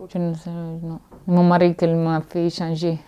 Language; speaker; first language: French; non-native, learner; Italian